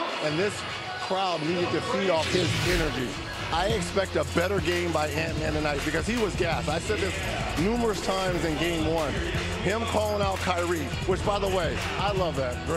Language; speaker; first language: English; native; English